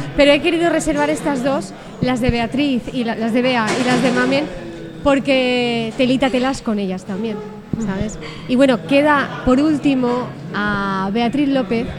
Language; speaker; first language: Spanish; native; Spanish